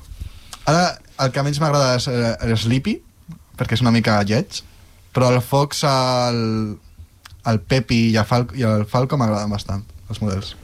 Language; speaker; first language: Catalan; native; Catalan